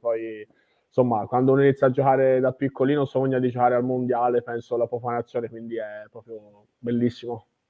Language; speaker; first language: Italian; native; Italian